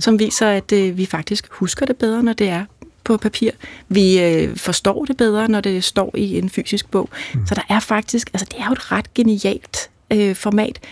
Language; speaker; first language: Danish; native; Danish